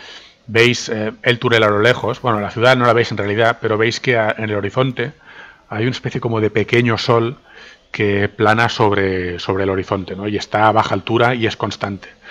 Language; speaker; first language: Spanish; native; Spanish